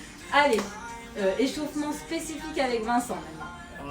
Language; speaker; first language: French; native; French